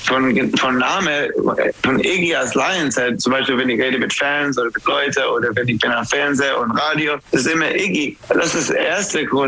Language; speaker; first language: German; non-native, learner; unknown